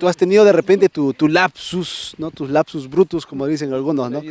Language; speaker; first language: Spanish; native; Spanish